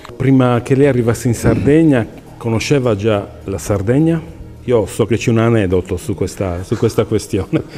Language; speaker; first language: Italian; native; Italian